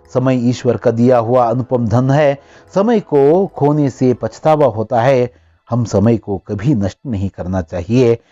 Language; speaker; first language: Hindi; non-native, local second language; Kannada